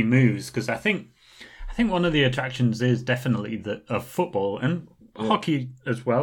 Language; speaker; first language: English; native; English